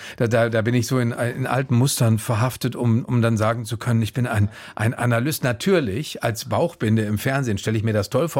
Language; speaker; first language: German; native; German